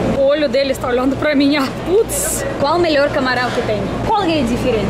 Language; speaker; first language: Portuguese; non-native, fluent; Russian